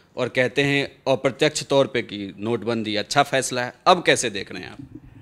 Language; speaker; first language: Hindi; native; Hindi